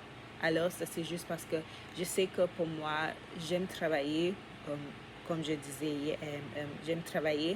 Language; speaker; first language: French; non-native, learner; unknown